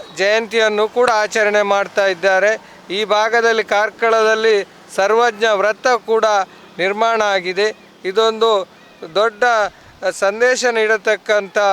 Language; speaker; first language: Kannada; native; Kannada